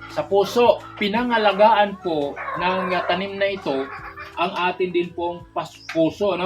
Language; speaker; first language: Filipino; non-native, local second language; Cebuano